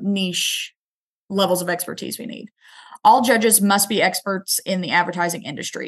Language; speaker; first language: English; native; English